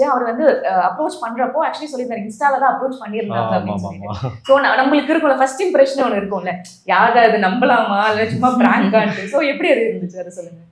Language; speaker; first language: Tamil; native; Tamil